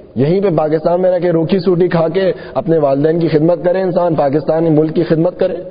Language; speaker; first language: Urdu; non-native, local second language; Sindhi